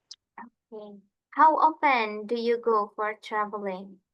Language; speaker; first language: English; non-native, fluent; Indonesian